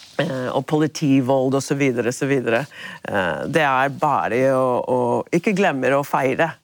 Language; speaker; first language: Norwegian; non-native, fluent; English